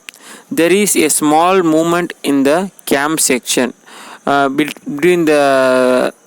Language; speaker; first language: English; non-native, local second language; Tamil